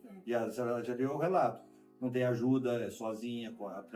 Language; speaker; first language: Portuguese; native; Portuguese